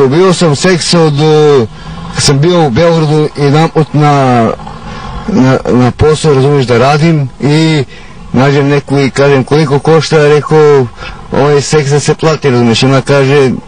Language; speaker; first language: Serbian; non-native, local second language; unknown